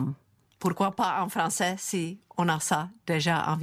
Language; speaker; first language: French; non-native, fluent; Czech